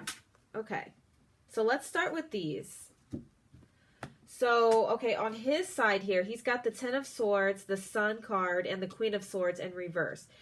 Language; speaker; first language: English; native; English